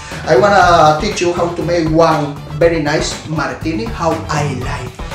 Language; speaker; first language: English; non-native, learner; Spanish